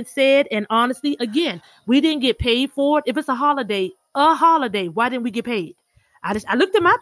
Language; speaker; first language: English; native; English